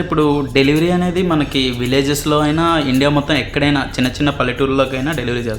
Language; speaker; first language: Telugu; native; Telugu